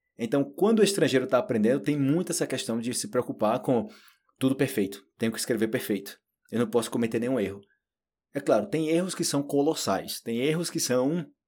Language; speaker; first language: Portuguese; native; Portuguese